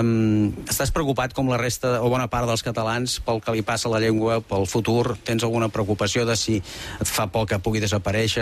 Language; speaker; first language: Catalan; native; Catalan